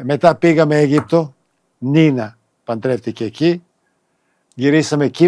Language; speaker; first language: Greek; non-native, fluent; Serbian